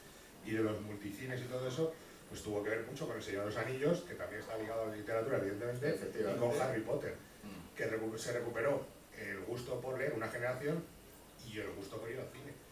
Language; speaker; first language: Spanish; native; Spanish